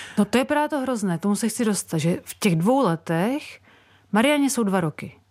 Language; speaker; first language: Czech; native; Czech